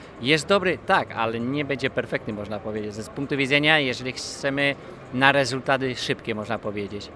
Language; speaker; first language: Polish; early bilingual, heritage; Polish